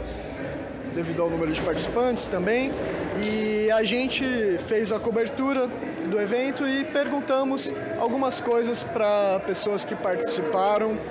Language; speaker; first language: Portuguese; native; Portuguese